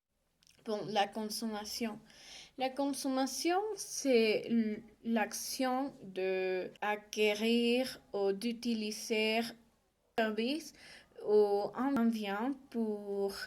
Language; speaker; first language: French; non-native, learner; Spanish